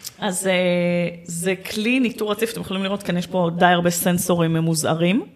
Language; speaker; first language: Hebrew; native; Hebrew